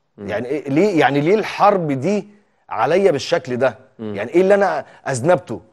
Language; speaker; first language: Arabic; native; Arabic